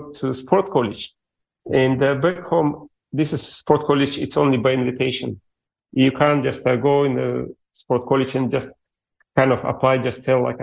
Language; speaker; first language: English; non-native, fluent; Russian